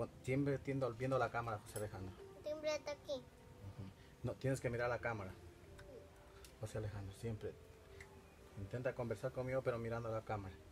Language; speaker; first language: Spanish; native; Spanish